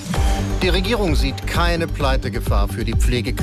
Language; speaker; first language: German; native; German